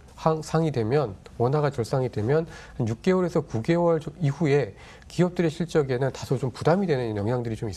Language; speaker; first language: Korean; native; Korean